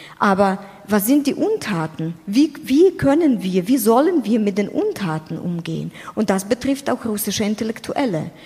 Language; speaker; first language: German; non-native, fluent; Ukrainian